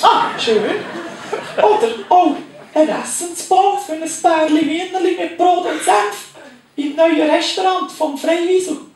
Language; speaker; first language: German; native; German